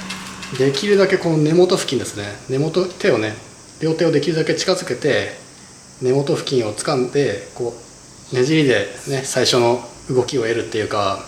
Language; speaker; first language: Japanese; native; Japanese